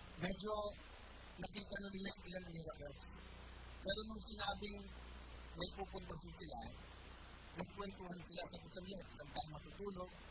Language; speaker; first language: Filipino; native; Filipino